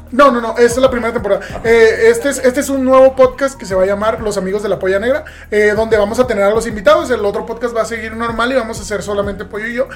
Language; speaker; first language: Spanish; native; Spanish